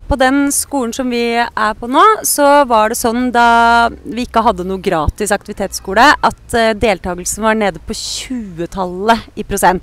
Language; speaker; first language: Norwegian; native; Norwegian